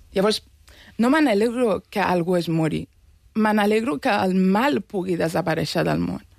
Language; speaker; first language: Catalan; non-native, fluent; Persian